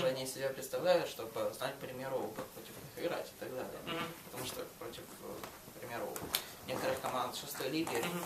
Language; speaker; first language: Russian; native; Russian